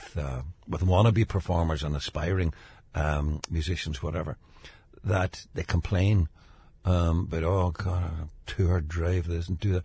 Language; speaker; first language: English; native; English